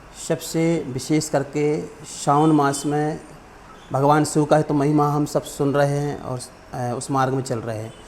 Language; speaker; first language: Hindi; native; Hindi